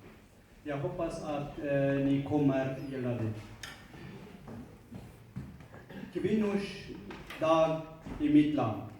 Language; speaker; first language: Swedish; non-native, learner; Kurdish